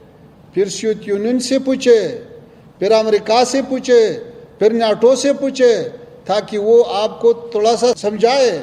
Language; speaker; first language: Hindi; non-native, learner; Pashto